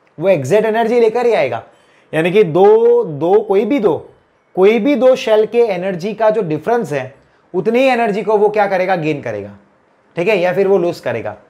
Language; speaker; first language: Hindi; non-native, local second language; Gujarati